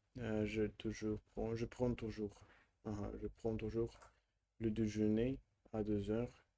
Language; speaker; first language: French; non-native, learner; Russian